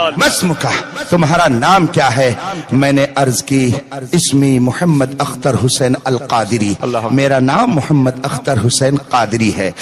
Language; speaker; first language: Urdu; native; Urdu